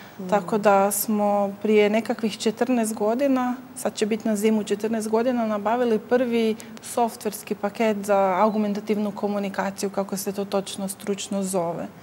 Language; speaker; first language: Croatian; native; Croatian